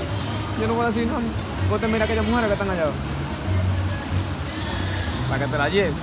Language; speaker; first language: Spanish; native; Spanish